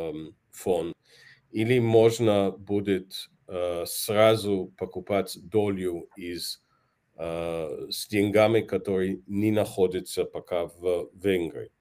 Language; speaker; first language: Russian; non-native, fluent; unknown